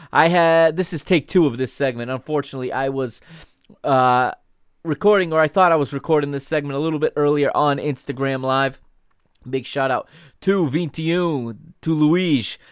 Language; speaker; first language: English; native; English